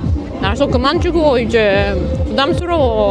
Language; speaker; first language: Korean; non-native, learner; Russian